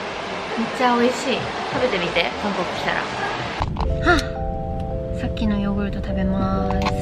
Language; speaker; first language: Japanese; native; Japanese